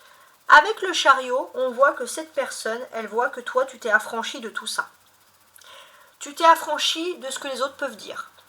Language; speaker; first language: French; native; French